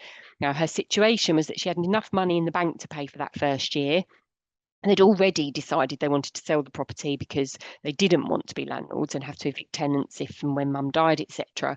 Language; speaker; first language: English; native; English